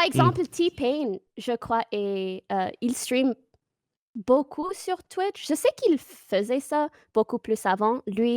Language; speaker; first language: French; non-native, fluent; English